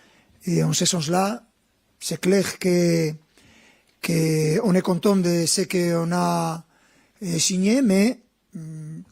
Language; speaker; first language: French; non-native, fluent; Spanish